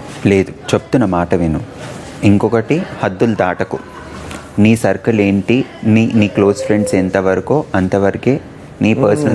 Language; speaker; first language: Telugu; native; Telugu